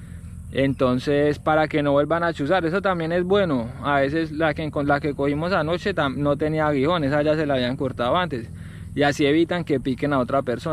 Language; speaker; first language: Spanish; native; Spanish